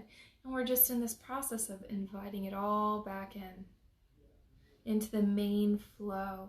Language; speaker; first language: English; native; English